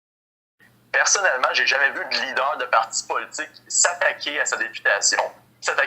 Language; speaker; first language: French; native; French